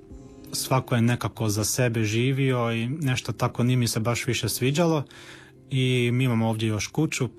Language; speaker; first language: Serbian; early bilingual, heritage; Croatian